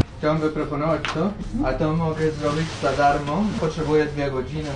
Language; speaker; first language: Polish; non-native, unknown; Spanish